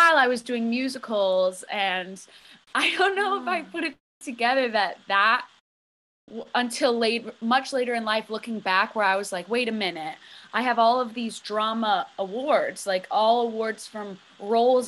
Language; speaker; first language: English; native; English